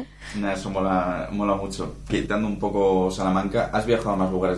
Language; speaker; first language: Spanish; native; Spanish